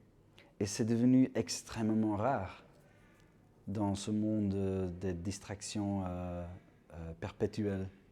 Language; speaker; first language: French; non-native, local second language; Dutch